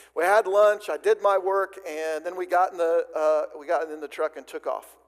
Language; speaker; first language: English; native; English